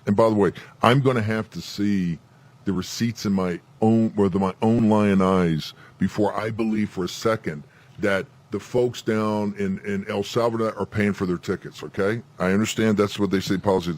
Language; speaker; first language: English; native; English